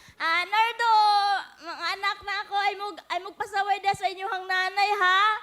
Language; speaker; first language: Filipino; non-native, local second language; Cebuano